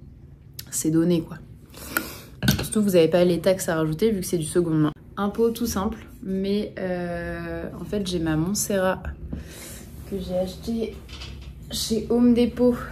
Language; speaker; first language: French; native; French